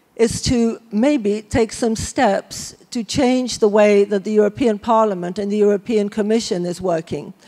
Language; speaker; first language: English; native; English